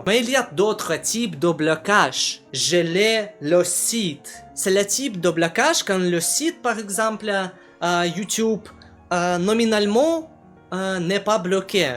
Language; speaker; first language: French; non-native, learner; Russian